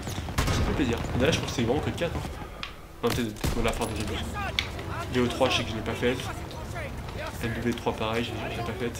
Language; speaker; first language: French; native; French